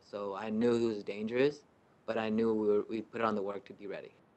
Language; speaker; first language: English; early bilingual, other home language; Spanish